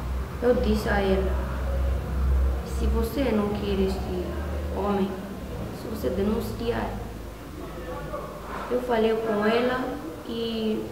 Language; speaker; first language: Portuguese; non-native, local second language; Makhuwa